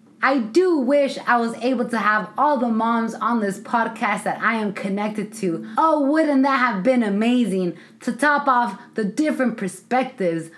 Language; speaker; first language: English; early bilingual, other home language; Spanish